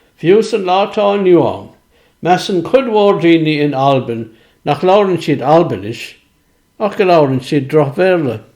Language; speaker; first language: Irish; non-native, fluent; Swiss German